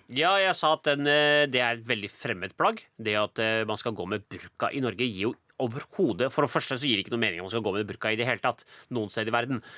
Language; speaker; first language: Norwegian; early bilingual, other home language; Punjabi